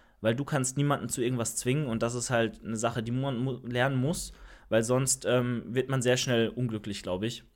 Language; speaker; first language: German; native; German